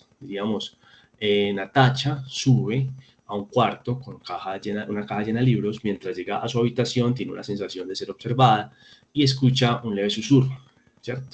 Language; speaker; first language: Spanish; native; Spanish